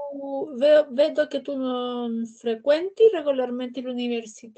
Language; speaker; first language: Italian; non-native, learner; Spanish